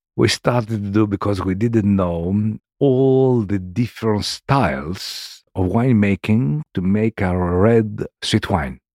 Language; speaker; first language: English; non-native, learner; Greek